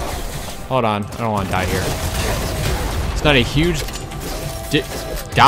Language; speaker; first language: English; native; English